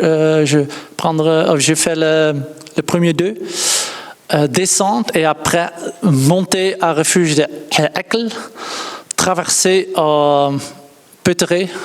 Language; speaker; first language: French; non-native, learner; Dutch